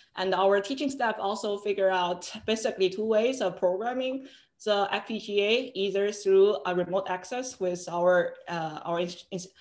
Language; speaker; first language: English; non-native, fluent; Chinese